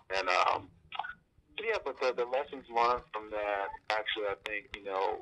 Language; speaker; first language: English; native; English